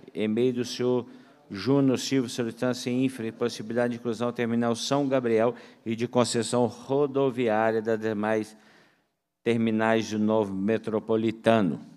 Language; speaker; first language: Portuguese; native; Portuguese